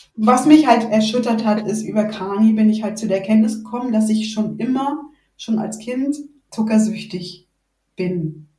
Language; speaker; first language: German; native; German